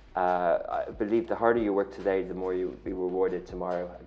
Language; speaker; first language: English; native; English